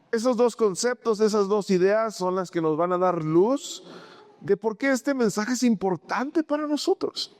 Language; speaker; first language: Spanish; native; Spanish